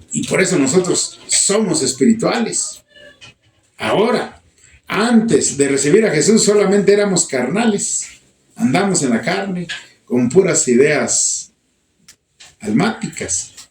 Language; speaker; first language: Spanish; native; Spanish